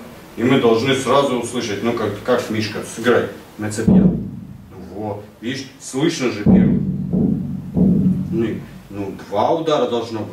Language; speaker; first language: Russian; native; Russian